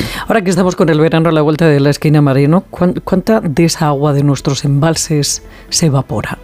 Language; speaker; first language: Spanish; native; Spanish